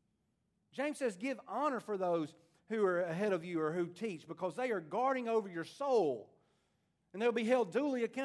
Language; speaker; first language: English; native; English